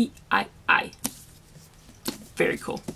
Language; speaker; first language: English; native; English